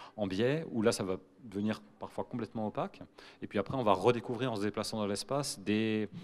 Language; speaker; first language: French; native; French